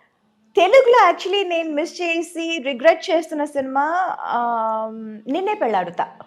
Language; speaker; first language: Telugu; non-native, local second language; Tamil